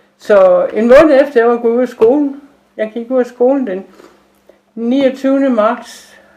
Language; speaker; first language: Danish; native; Danish